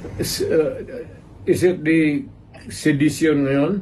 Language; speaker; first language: English; non-native, local second language; Cebuano